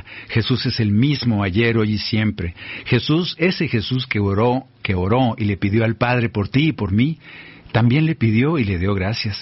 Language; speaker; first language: Spanish; native; Spanish